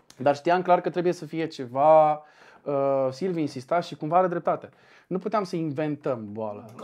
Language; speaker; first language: Romanian; native; Romanian